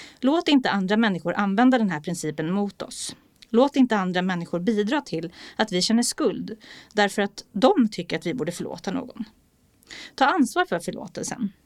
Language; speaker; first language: Swedish; native; Swedish